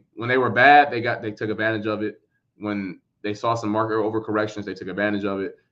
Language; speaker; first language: English; native; English